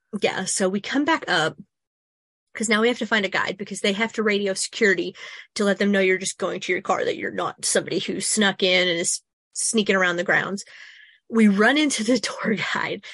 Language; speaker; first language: English; native; English